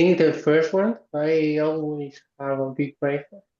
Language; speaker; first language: English; non-native, learner; Spanish